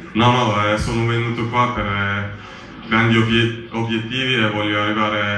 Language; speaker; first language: Italian; non-native, fluent; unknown